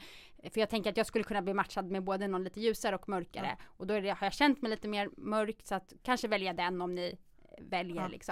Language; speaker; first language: Swedish; native; Swedish